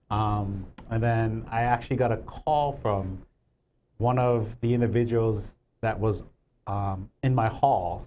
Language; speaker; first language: English; native; English